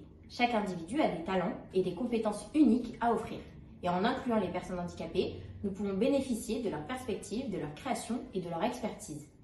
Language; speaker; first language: French; native; French